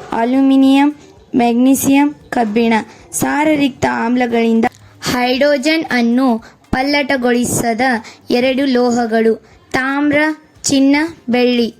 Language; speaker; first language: Kannada; native; Kannada